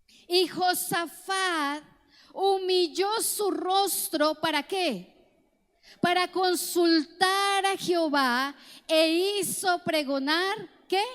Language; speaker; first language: Spanish; native; Spanish